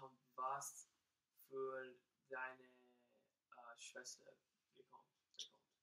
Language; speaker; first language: German; non-native, learner; English